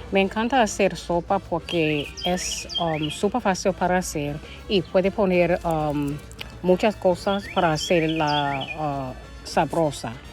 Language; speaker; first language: Spanish; early bilingual, heritage; Spanish